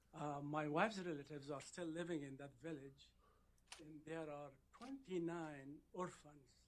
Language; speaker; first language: English; non-native, fluent; Persian